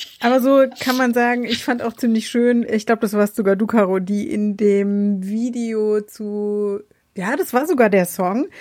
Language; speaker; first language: German; native; German